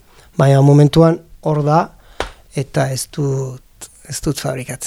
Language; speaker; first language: Basque; non-native, learner; French